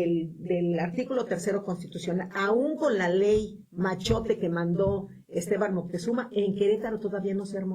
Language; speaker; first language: Spanish; native; Spanish